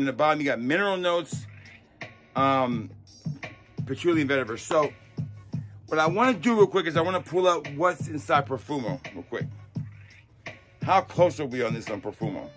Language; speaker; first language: English; native; English